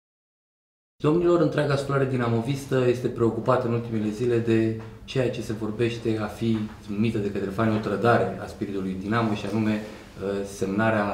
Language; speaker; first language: Romanian; native; Romanian